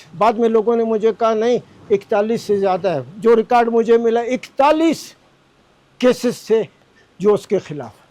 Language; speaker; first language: Urdu; non-native, local second language; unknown